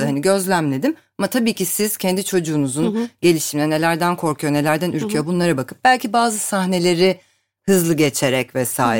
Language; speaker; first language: Turkish; native; Turkish